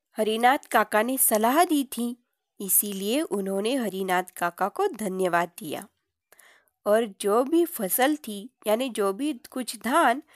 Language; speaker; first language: Hindi; non-native, local second language; Marathi